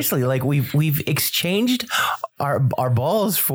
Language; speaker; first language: English; native; English